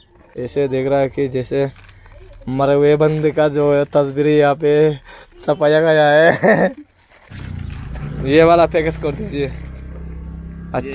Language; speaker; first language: Hindi; non-native, local second language; Chakma